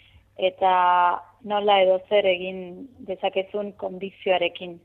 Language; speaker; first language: Basque; non-native, fluent; Spanish